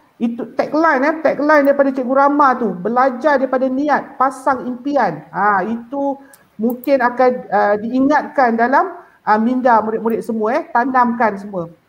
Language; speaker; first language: Malay; native; Malay